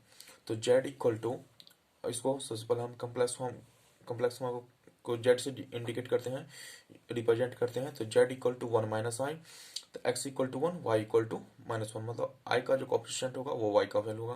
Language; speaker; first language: Hindi; native; Hindi